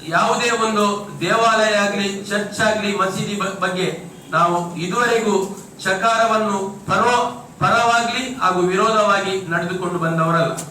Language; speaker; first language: Kannada; non-native, local second language; Konkani